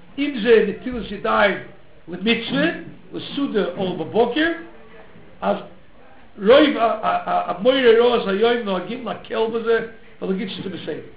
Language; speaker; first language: Hebrew; non-native, fluent; English